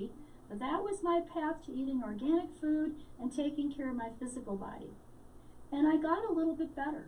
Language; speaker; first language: English; native; English